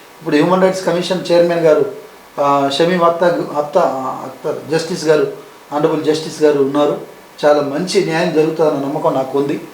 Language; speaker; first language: Telugu; non-native, local second language; Lambadi